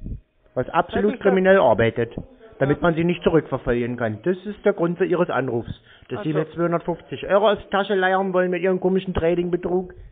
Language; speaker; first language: German; native; German